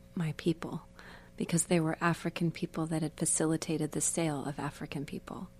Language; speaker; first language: English; native; English